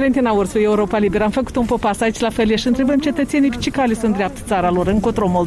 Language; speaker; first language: Romanian; native; Romanian